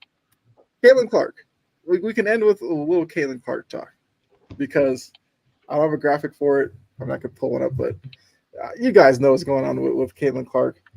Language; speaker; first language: English; native; English